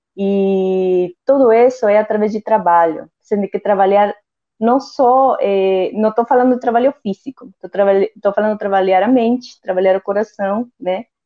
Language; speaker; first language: Portuguese; non-native, fluent; Spanish